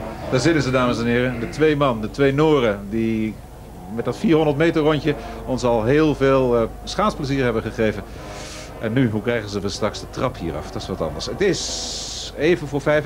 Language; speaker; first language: Dutch; native; Dutch